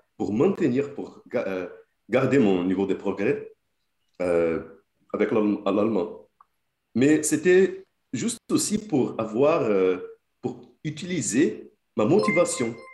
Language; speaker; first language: French; non-native, fluent; Portuguese